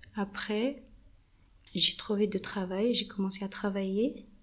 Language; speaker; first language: French; non-native, learner; Arabic